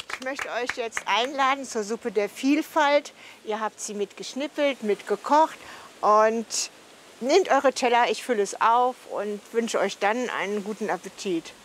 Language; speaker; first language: German; native; German